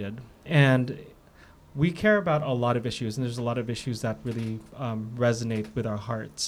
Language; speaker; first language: English; native; English